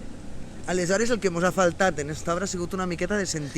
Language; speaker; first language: Catalan; native; Catalan